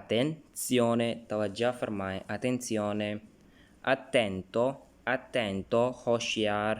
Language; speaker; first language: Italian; non-native, learner; Urdu